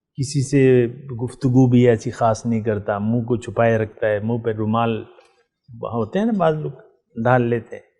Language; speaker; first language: Urdu; non-native, local second language; Pashto